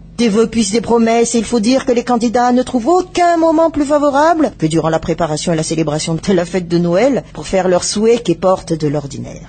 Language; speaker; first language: French; non-native, local second language; Malagasy